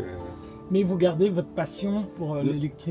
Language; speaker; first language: French; native; French